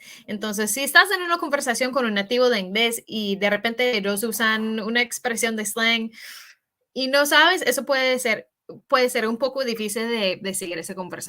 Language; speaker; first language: Spanish; non-native, fluent; English